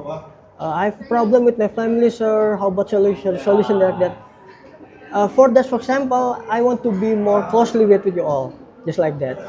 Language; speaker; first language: English; non-native, learner; Indonesian